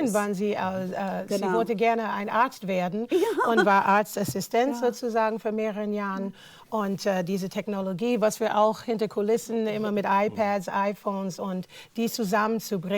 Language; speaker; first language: German; non-native, fluent; English